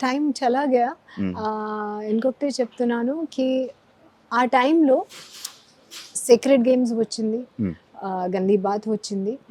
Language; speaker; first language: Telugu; non-native, local second language; Hindi